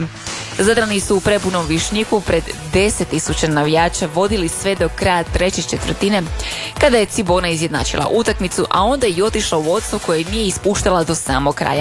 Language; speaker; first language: Serbian; native; Serbian